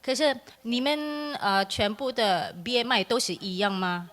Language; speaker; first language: Chinese; non-native, learner; English